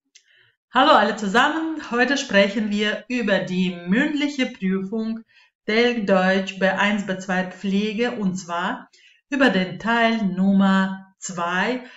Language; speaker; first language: German; non-native, fluent; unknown